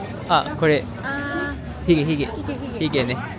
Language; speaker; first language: Japanese; non-native, learner; English